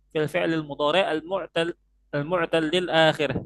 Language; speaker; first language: Arabic; non-native, fluent; Indonesian